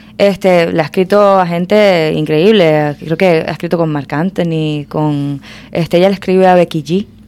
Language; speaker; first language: Spanish; native; Spanish